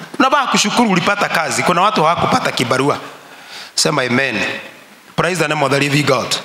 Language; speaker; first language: Swahili; non-native, local second language; Kikuyu